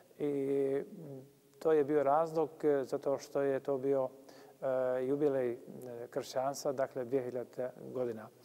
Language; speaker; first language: Croatian; non-native, local second language; Albanian